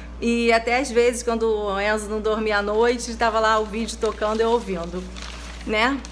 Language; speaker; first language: Portuguese; native; Portuguese